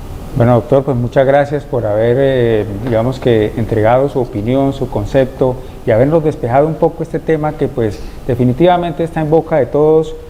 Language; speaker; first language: Spanish; native; Spanish